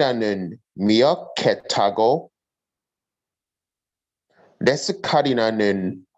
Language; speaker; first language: Korean; non-native, learner; English